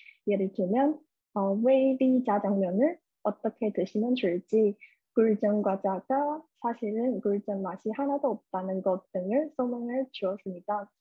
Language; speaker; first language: Korean; non-native, fluent; Chinese